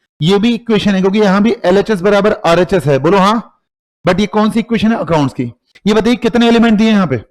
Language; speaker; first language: Hindi; native; Hindi